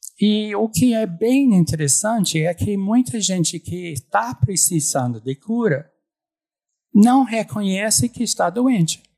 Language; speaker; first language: Portuguese; non-native, fluent; English